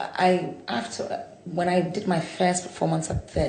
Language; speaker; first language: English; non-native, local second language; Akan